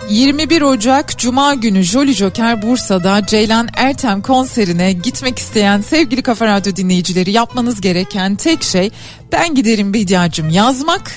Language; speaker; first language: Turkish; native; Turkish